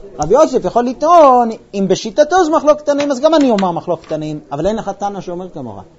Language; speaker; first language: Hebrew; non-native, fluent; English